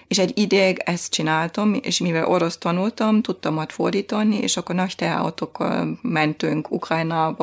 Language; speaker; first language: Hungarian; non-native, fluent; German